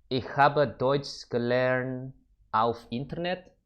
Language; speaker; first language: German; non-native, learner; Indonesian